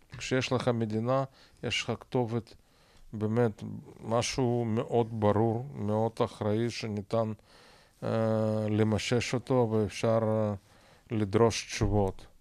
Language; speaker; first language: Hebrew; non-native, fluent; Russian